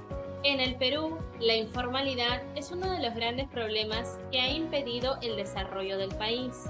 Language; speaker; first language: Spanish; native; Spanish